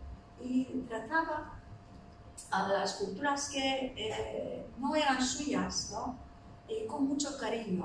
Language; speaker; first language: Spanish; non-native, fluent; Turkish